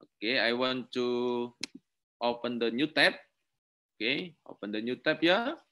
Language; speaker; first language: English; non-native, learner; Indonesian